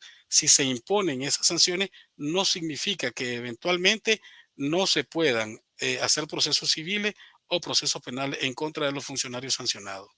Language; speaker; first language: Spanish; native; Spanish